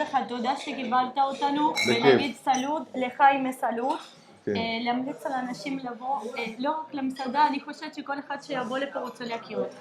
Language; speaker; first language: Hebrew; non-native, fluent; Spanish